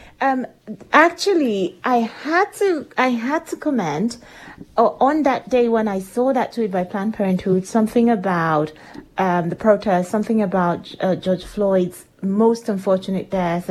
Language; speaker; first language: English; non-native, local second language; Igbo